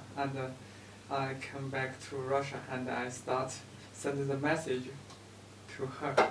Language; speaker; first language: English; non-native, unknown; Chinese